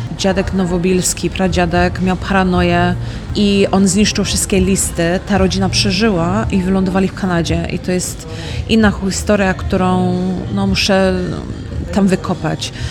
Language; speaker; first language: Polish; early bilingual, heritage; Polish